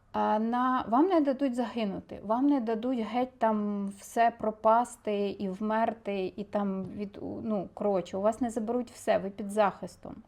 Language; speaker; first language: Ukrainian; non-native, local second language; Russian